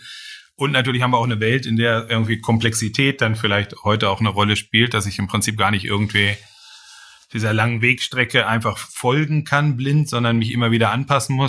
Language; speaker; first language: German; native; German